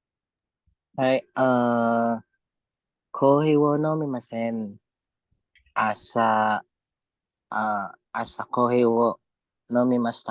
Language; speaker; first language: Japanese; non-native, learner; Filipino